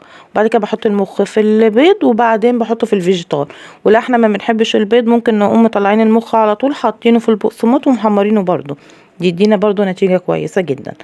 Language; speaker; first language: Arabic; native; Arabic